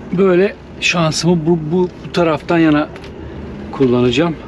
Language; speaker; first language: Turkish; native; Turkish